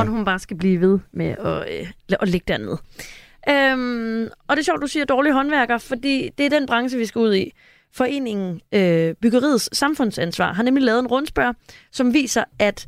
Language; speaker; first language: Danish; native; Danish